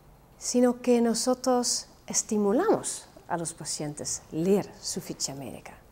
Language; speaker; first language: Spanish; non-native, fluent; Dutch